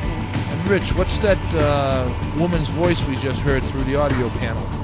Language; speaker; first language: English; native; English